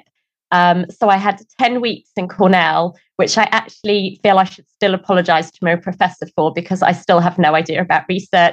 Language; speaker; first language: English; native; English